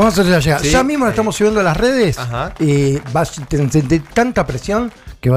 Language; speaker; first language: Spanish; native; Spanish